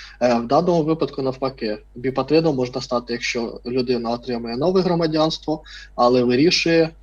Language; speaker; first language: Ukrainian; non-native, fluent; Russian